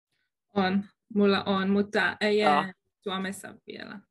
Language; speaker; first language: Finnish; non-native, learner; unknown